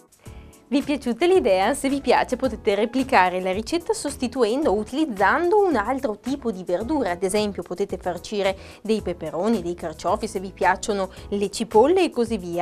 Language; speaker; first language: Italian; native; Italian